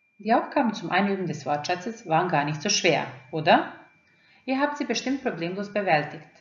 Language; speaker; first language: German; non-native, fluent; Croatian